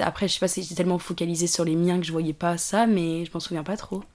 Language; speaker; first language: French; native; French